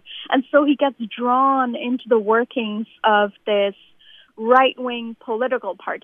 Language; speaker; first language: English; non-native, local second language; Bangla